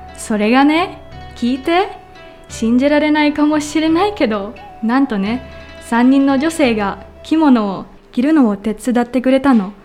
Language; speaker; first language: Japanese; non-native, learner; Filipino